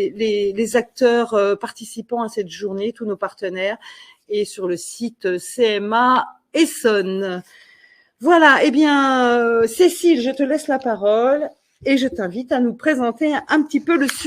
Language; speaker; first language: French; native; French